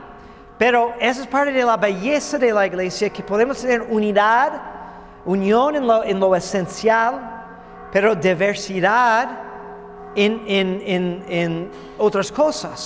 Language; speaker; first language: Spanish; non-native, fluent; English